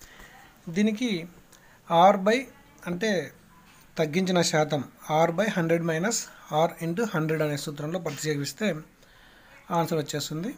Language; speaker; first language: Telugu; native; Telugu